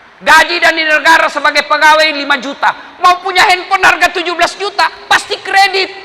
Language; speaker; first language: Indonesian; non-native, local second language; Buginese